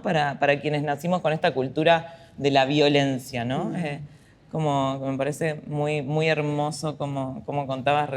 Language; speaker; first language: Spanish; native; Spanish